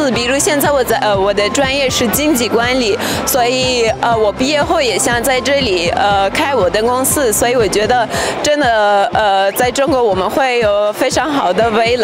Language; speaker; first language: Chinese; non-native, fluent; Persian